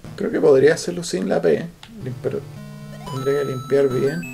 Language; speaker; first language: Spanish; native; Spanish